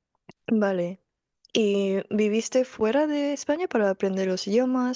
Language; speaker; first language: Spanish; non-native, fluent; Korean